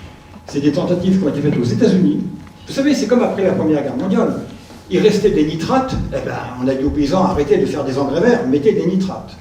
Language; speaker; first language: French; native; French